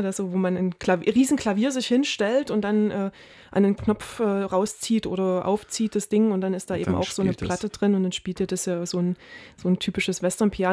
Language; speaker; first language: German; native; German